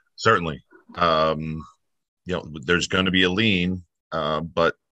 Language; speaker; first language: English; native; English